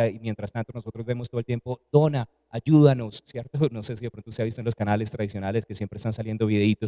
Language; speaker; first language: Spanish; native; Spanish